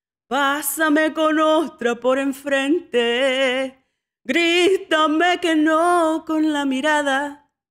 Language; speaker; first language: Spanish; native; Spanish